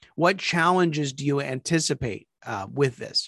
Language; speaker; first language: English; native; English